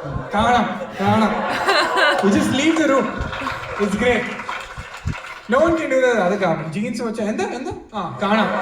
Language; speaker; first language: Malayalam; non-native, learner; English